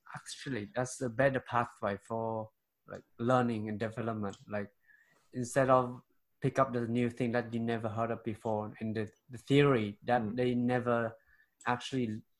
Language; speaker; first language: English; non-native, fluent; Vietnamese